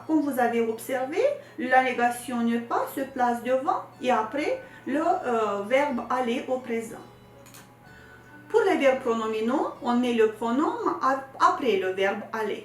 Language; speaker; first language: French; non-native, fluent; Romanian